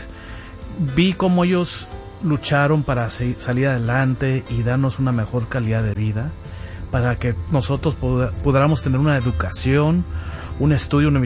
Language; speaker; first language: Spanish; early bilingual, heritage; Spanish